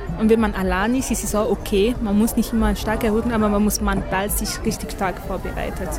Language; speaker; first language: German; non-native, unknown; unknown